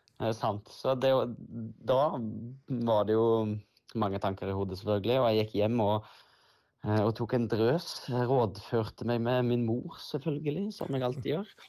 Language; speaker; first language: Norwegian; native; Norwegian